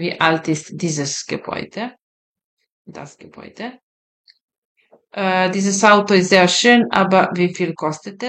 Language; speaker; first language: German; non-native, fluent; Serbian